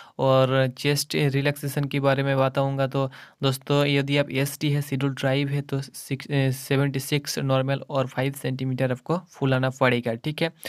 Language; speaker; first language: Hindi; non-native, local second language; Bangla